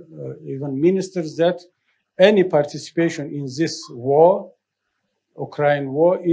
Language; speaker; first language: English; non-native, learner; Tajik